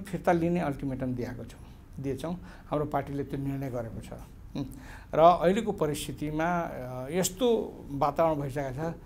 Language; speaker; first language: Nepali; non-native, local second language; Maithili